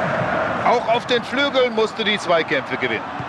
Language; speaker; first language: German; native; German